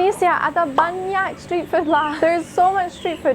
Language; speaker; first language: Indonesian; non-native, learner; English